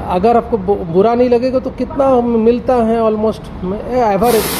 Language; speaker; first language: Hindi; non-native, local second language; Bangla